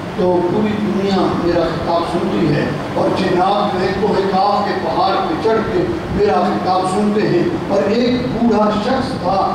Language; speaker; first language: Urdu; non-native, local second language; Punjabi